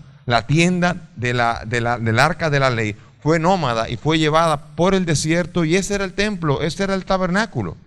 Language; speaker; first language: Spanish; native; Spanish